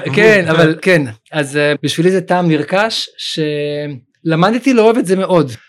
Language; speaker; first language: Hebrew; early bilingual, other home language; Russian